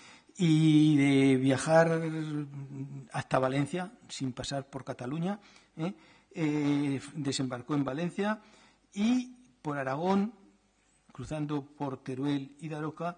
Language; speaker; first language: Spanish; native; Spanish